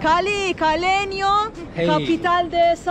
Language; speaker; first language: Spanish; non-native, learner; Turkish